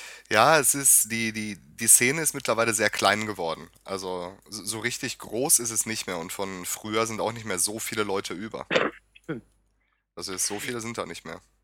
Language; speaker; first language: German; native; German